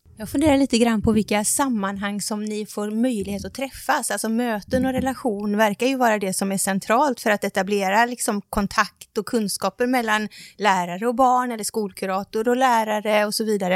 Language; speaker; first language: Swedish; native; Swedish